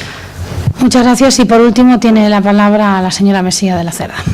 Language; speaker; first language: Spanish; native; Spanish